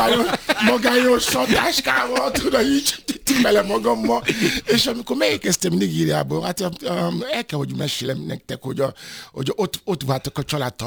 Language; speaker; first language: Hungarian; non-native, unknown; Yoruba